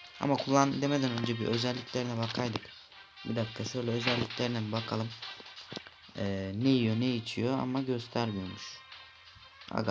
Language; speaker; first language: Turkish; native; Turkish